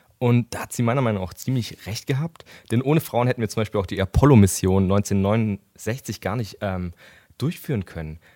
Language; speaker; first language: German; native; German